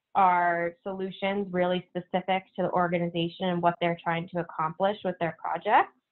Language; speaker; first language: English; native; English